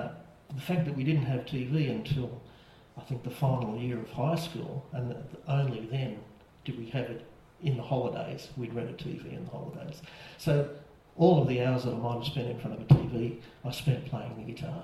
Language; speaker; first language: English; native; English